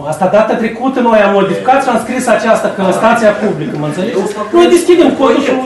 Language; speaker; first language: Romanian; native; Romanian